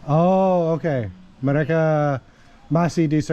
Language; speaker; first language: Indonesian; non-native, learner; English